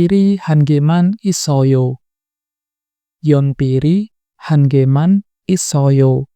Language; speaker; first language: Korean; non-native, fluent; Indonesian